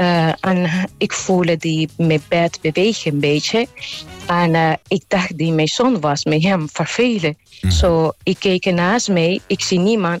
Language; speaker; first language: Dutch; non-native, local second language; Papiamento